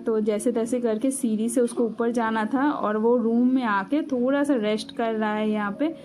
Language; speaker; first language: Hindi; non-native, local second language; Bangla